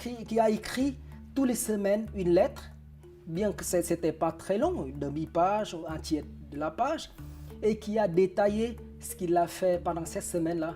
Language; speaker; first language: French; non-native, fluent; Vietnamese